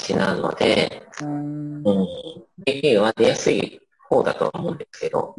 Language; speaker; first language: Japanese; native; Japanese